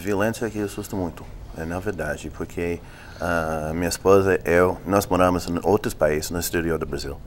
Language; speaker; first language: Portuguese; non-native, fluent; English